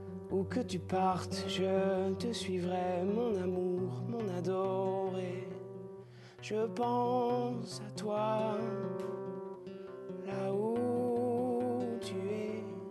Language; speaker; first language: French; native; French